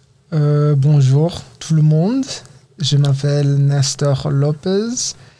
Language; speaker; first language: French; non-native, fluent; English